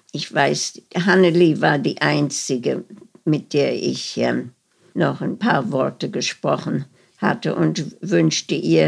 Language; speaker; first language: German; early bilingual, heritage; German